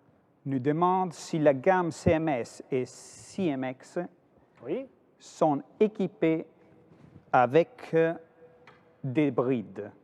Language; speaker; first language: French; non-native, fluent; Italian